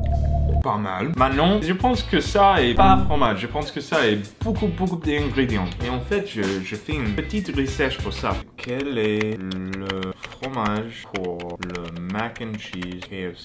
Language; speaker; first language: French; non-native, learner; English